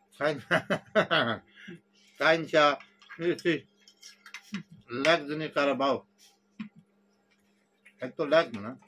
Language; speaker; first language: Filipino; non-native, learner; Urdu